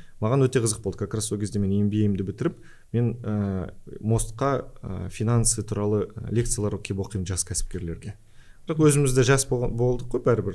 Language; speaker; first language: Kazakh; native; Kazakh